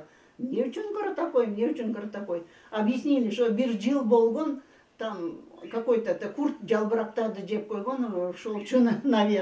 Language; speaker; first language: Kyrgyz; non-native, fluent; Russian